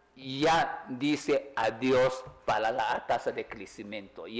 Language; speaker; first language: Spanish; non-native, fluent; Chinese